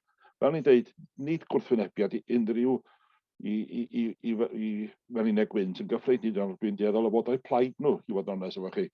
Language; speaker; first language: Welsh; native; Welsh